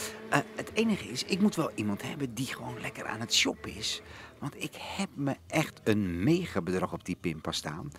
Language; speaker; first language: Dutch; native; Dutch